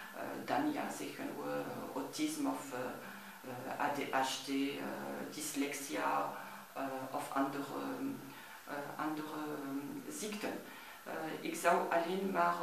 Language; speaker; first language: Dutch; non-native, learner; French